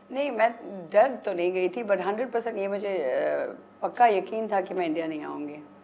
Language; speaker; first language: Hindi; non-native, local second language; Kashmiri